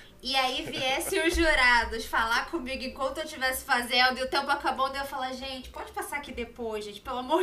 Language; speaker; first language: Portuguese; native; Portuguese